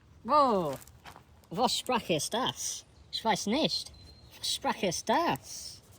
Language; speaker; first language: German; non-native, learner; English